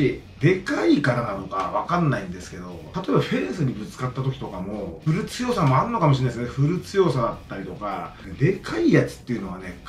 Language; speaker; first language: Japanese; native; Japanese